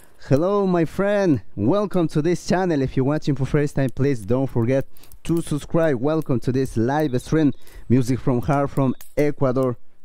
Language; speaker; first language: English; non-native, learner; Spanish